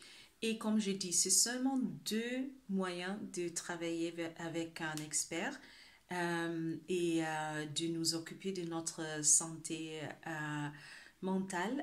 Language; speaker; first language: French; non-native, fluent; Spanish